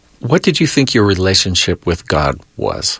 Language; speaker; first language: English; native; English